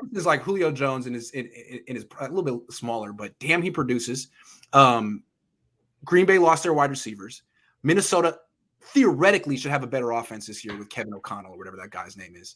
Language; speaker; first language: English; native; English